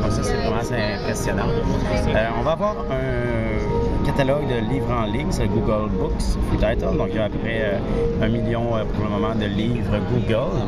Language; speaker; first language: French; native; French